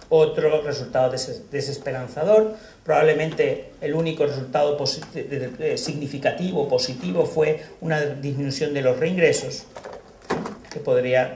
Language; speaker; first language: Spanish; native; Spanish